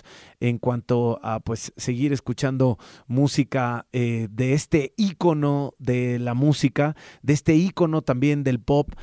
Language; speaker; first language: Spanish; native; Spanish